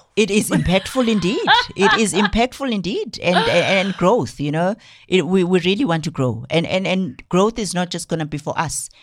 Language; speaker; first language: English; non-native, local second language; Zulu